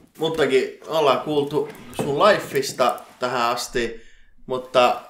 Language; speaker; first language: Finnish; early bilingual, other home language; Punjabi